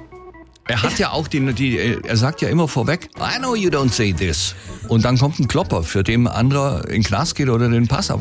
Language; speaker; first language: German; native; German